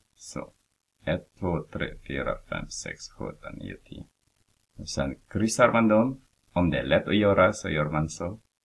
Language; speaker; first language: Swedish; non-native, fluent; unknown